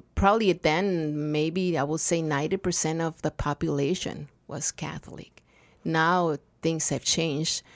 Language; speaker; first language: English; non-native, fluent; Spanish